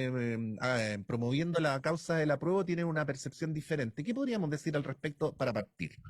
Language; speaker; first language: Spanish; native; Spanish